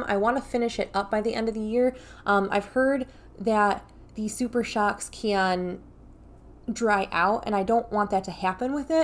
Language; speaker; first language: English; native; English